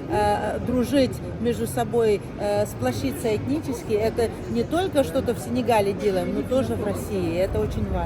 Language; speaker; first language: Russian; non-native, fluent; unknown